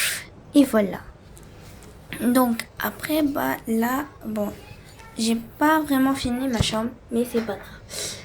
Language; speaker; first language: French; native; French